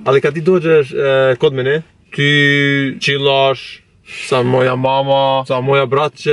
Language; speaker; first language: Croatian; non-native, learner; Albanian